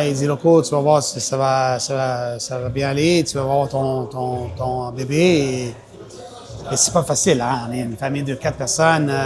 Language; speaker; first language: French; non-native, local second language; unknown